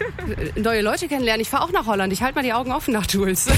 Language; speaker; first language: German; native; German